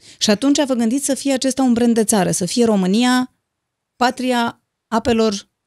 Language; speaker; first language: Romanian; native; Romanian